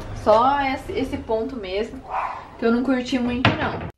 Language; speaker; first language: Portuguese; native; Portuguese